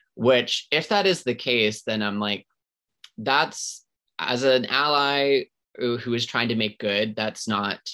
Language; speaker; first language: English; native; English